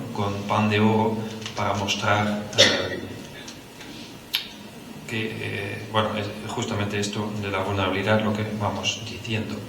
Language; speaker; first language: Spanish; non-native, fluent; Dutch